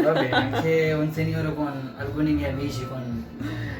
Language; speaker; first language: Italian; non-native, learner; Urdu